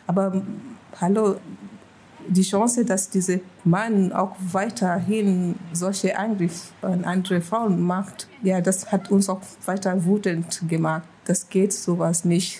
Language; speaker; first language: German; non-native, fluent; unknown